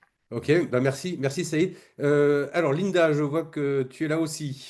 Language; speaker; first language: French; native; French